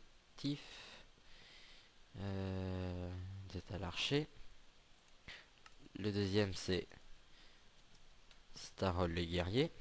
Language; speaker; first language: French; native; French